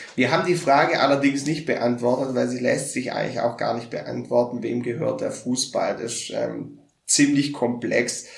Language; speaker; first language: German; native; German